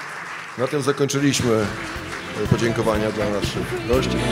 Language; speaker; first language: Polish; native; Polish